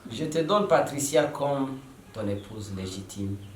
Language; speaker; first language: French; non-native, local second language; Swahili